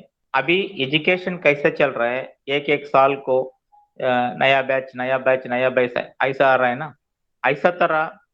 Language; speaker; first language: Hindi; non-native, local second language; Telugu